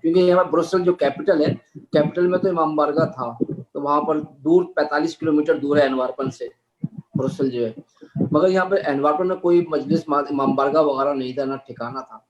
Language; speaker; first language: Urdu; native; Urdu